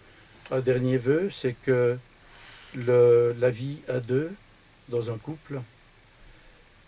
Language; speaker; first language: French; native; French